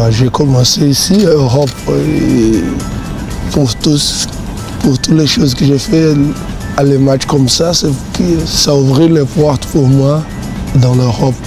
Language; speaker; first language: French; non-native, fluent; Portuguese